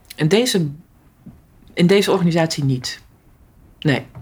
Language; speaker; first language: Dutch; early bilingual, other home language; Italian